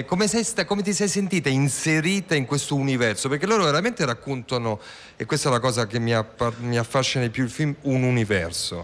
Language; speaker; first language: Italian; native; Italian